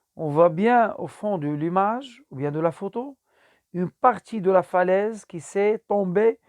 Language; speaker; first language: French; non-native, local second language; Arabic